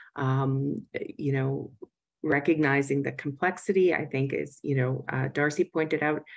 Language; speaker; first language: English; native; English